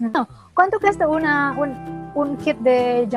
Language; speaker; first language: Spanish; non-native, learner; Indonesian